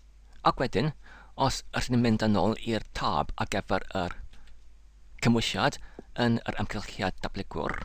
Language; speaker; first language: Welsh; non-native, learner; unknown